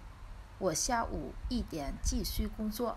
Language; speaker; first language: Chinese; non-native, learner; Vietnamese